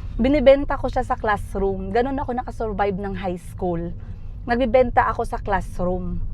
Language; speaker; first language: Filipino; non-native, local second language; Cebuano